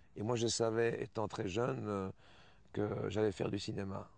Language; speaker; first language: French; native; French